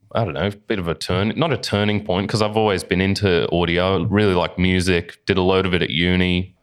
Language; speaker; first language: English; native; English